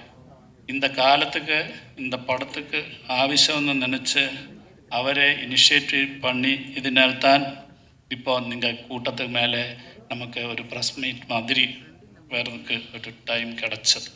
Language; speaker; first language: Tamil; non-native, learner; Malayalam